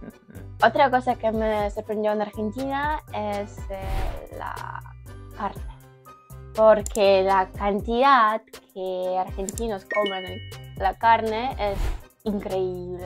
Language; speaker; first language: Spanish; non-native, learner; Ukrainian